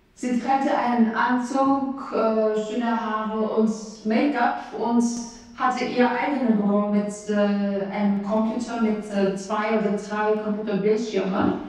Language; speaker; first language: German; non-native, learner; Albanian